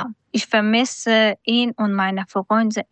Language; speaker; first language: German; non-native, learner; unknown